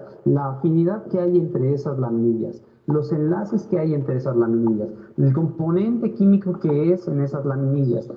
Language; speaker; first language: Spanish; native; Spanish